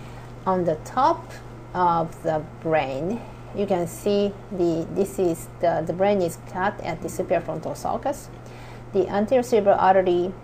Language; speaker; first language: English; non-native, fluent; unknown